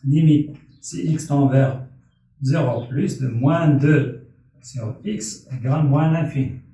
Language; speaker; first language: French; non-native, local second language; Arabic